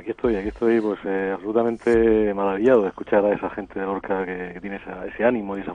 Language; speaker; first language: Spanish; native; Spanish